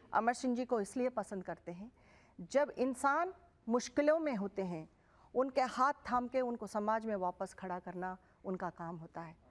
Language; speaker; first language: Hindi; non-native, local second language; Telugu